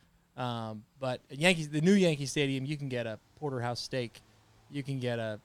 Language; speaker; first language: English; native; English